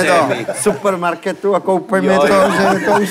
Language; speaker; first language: Czech; non-native, fluent; French